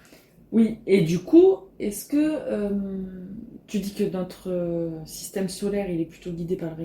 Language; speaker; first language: French; native; French